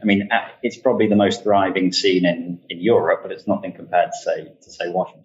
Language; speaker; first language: English; native; English